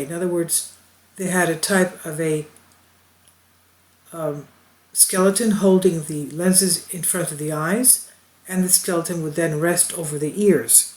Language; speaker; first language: English; non-native, fluent; Greek